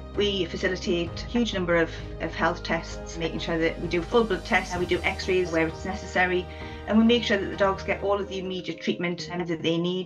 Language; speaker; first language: English; native; English